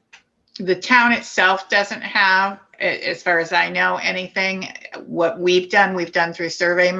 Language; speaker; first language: English; native; English